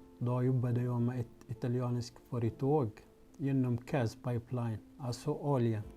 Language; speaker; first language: Swedish; non-native, fluent; Arabic